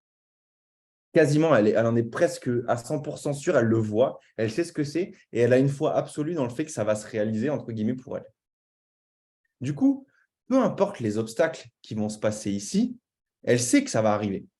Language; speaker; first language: French; native; French